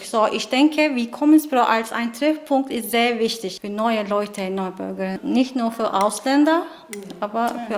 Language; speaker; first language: German; non-native, learner; Turkish